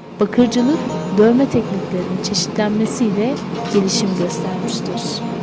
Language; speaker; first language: Turkish; native; Turkish